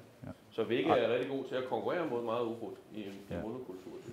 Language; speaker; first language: Danish; native; Danish